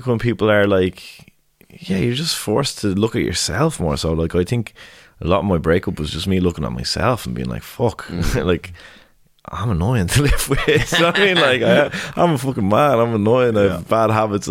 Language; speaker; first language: English; native; English